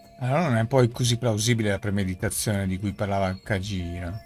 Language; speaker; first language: Italian; native; Italian